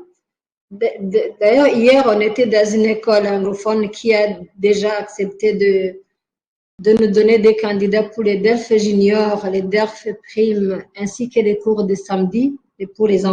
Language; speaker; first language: French; non-native, local second language; Rundi